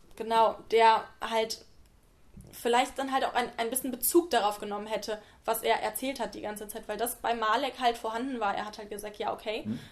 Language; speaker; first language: German; native; German